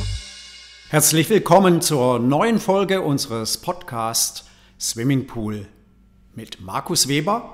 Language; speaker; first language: German; native; German